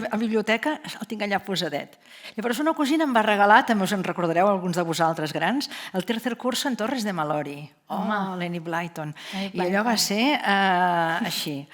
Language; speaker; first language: Catalan; native; Catalan